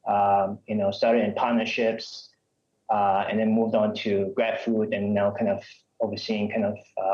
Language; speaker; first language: English; non-native, local second language; Malay